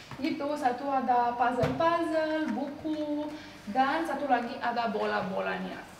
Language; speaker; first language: Indonesian; non-native, fluent; Romanian